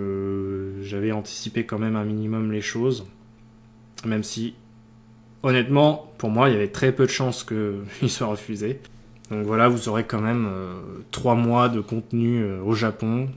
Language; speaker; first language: French; native; French